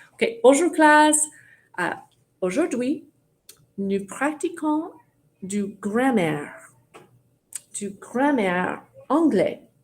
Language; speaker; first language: French; non-native, fluent; English